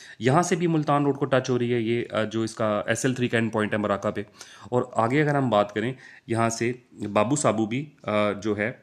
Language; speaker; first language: Urdu; non-native, local second language; Punjabi